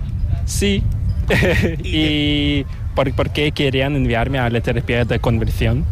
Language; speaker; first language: Spanish; non-native, learner; Korean